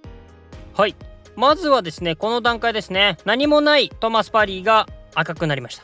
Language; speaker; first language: Japanese; native; Japanese